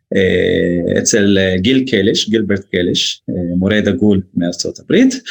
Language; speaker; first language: Hebrew; non-native, local second language; Arabic